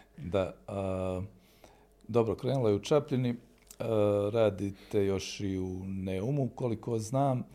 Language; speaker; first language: Bosnian; native; Bosnian